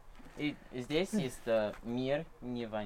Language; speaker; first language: Russian; non-native, learner; English